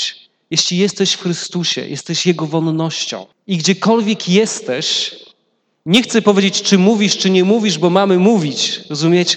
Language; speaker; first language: Polish; native; Polish